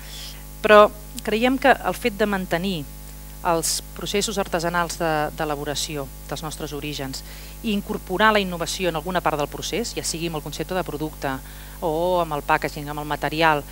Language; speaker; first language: Catalan; native; Catalan